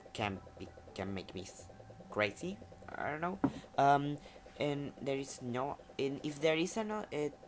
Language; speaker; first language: English; non-native, fluent; Spanish